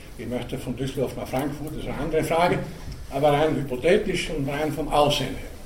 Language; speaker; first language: German; native; German